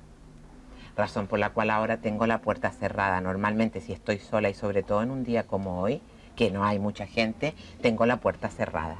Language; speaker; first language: Spanish; native; Spanish